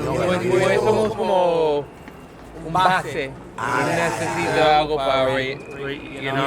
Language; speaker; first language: Spanish; non-native, learner; English